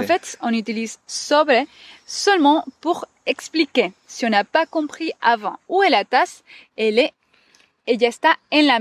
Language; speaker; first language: French; non-native, fluent; Spanish